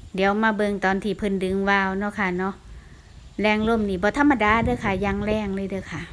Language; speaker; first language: Thai; native; Thai